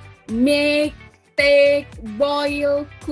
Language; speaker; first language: English; non-native, learner; Indonesian